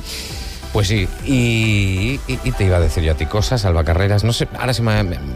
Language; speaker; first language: Spanish; native; Spanish